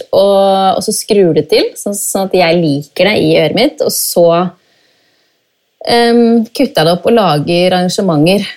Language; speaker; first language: Norwegian; native; Norwegian